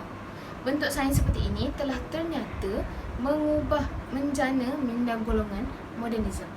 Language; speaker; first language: Malay; native; Malay